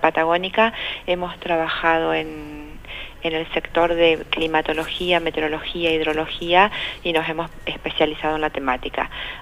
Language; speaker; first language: Spanish; native; Spanish